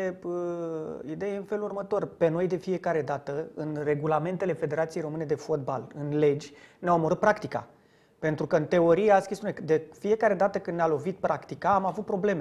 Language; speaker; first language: Romanian; native; Romanian